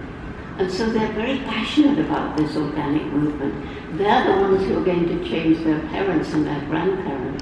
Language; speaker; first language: English; native; English